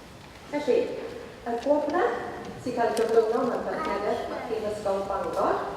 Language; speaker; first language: Welsh; native; Welsh